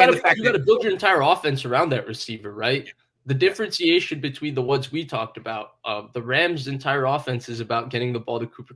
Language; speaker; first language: English; native; English